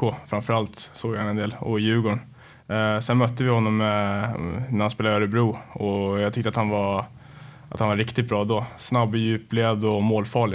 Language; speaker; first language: Swedish; native; Swedish